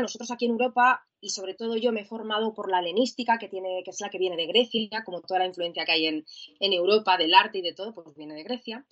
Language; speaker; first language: Spanish; native; Spanish